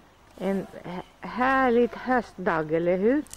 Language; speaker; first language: Swedish; non-native, learner; Spanish